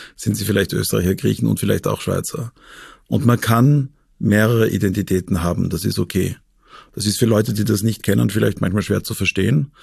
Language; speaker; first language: German; native; German